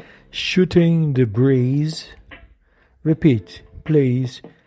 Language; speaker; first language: English; non-native, learner; Portuguese